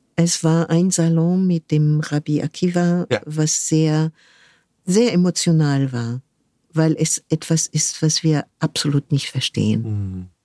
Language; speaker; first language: German; non-native, fluent; French